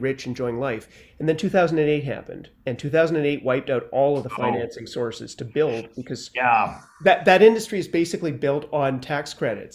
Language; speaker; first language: English; native; English